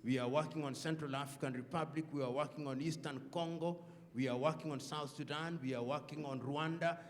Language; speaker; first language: English; non-native, local second language; Luo (Kenya and Tanzania)